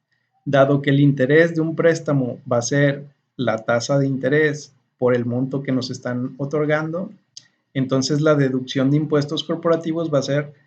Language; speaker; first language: Spanish; native; Spanish